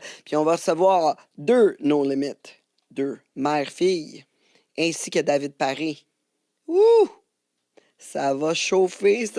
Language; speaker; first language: French; native; French